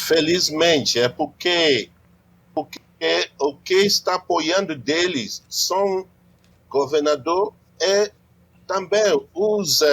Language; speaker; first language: Portuguese; non-native, learner; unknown